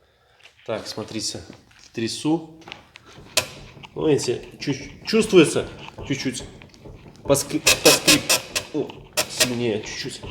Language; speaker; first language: Russian; native; Russian